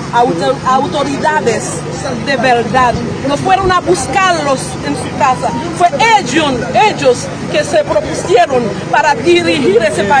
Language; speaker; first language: Spanish; non-native, fluent; Haitian Creole